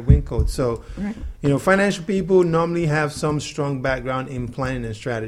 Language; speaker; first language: English; non-native, local second language; Yoruba